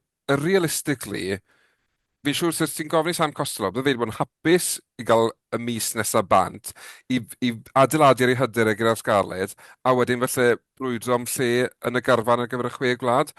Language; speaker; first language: Welsh; native; Welsh